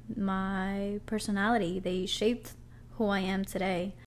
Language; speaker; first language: English; early bilingual, other home language; Spanish